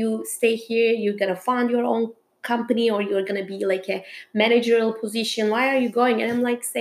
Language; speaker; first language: English; non-native, fluent; Turkish